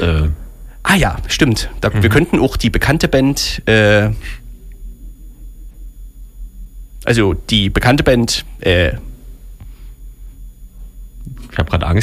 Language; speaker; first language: German; native; German